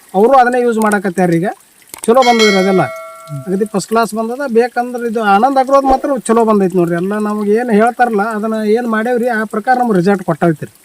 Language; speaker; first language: Kannada; native; Kannada